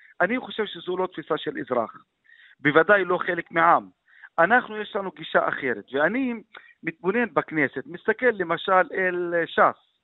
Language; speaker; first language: Hebrew; non-native, local second language; Arabic